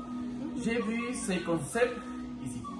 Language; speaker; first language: French; non-native, learner; Spanish